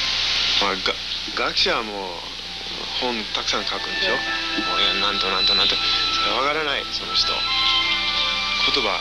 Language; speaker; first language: Japanese; non-native, learner; English